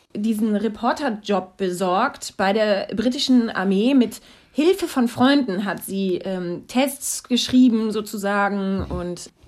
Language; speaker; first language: German; native; German